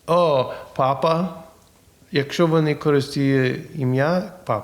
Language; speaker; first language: Ukrainian; non-native, learner; English